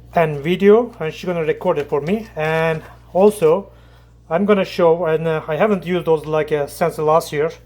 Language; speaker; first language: English; non-native, learner; Turkish